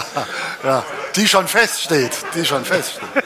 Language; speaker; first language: German; native; German